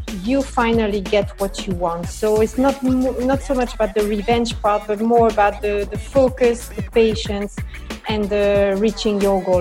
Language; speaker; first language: English; non-native, fluent; French